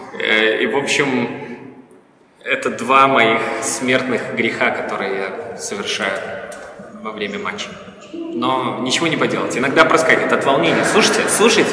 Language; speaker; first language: Russian; native; Russian